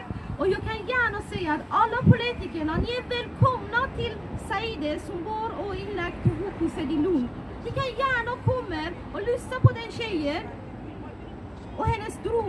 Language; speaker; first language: Swedish; non-native, fluent; Persian